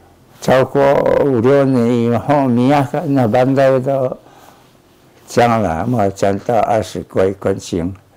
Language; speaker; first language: Chinese; non-native, local second language; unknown